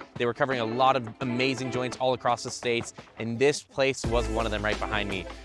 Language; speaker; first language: English; native; English